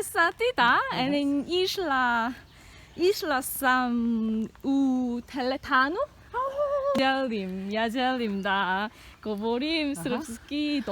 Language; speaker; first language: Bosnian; non-native, learner; Korean